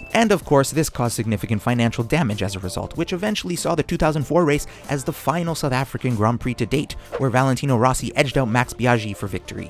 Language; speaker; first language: English; native; English